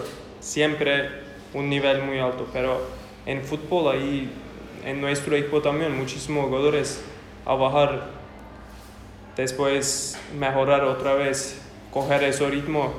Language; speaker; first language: Spanish; non-native, learner; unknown